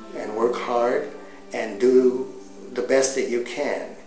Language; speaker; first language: English; native; English